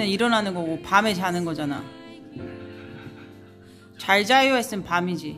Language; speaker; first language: Korean; native; Korean